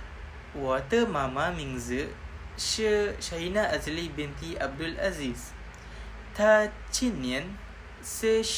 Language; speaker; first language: Chinese; non-native, learner; Malay